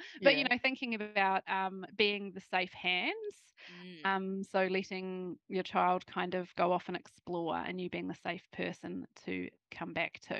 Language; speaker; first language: English; native; English